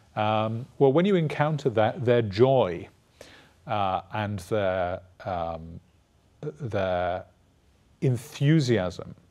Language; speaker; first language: English; native; English